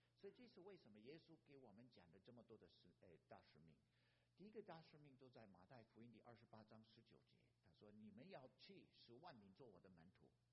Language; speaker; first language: Chinese; non-native, fluent; English